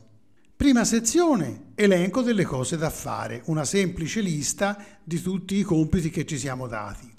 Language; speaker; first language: Italian; native; Italian